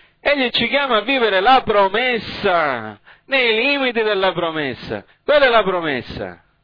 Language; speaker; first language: Italian; early bilingual, heritage; English